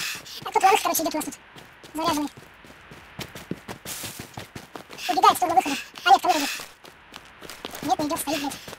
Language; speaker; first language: Russian; native; Russian